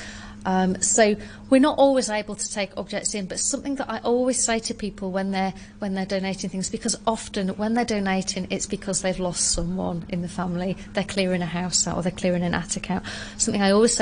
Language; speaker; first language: English; native; English